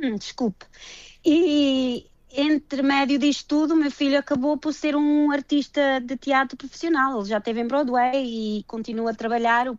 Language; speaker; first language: Portuguese; early bilingual, heritage; Portuguese